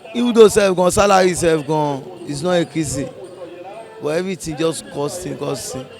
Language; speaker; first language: Nigerian Pidgin; non-native, local second language; Yoruba